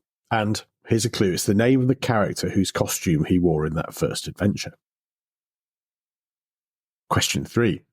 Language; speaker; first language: English; native; English